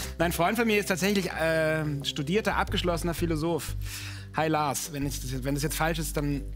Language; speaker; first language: German; native; German